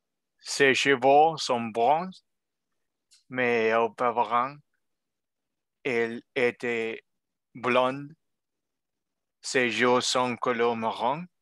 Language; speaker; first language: French; non-native, learner; Spanish